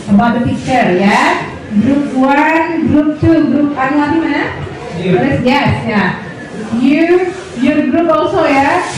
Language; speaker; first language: English; non-native, learner; Indonesian